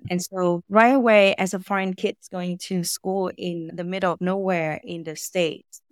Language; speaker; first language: English; non-native, fluent; Vietnamese